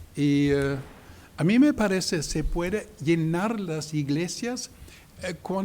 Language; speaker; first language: Spanish; non-native, learner; German